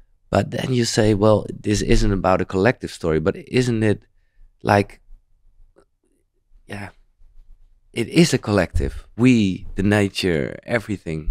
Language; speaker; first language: English; non-native, fluent; Dutch